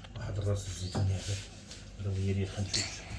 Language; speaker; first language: Arabic; native; Arabic